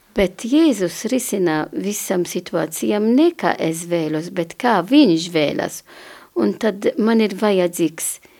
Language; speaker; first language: Latvian; non-native, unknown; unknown